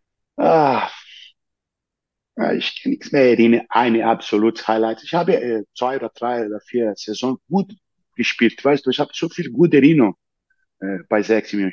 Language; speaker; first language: German; non-native, learner; Portuguese